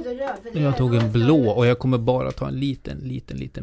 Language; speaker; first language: Swedish; native; Swedish